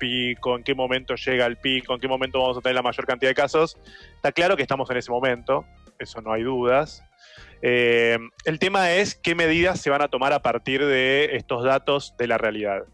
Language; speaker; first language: Spanish; native; Spanish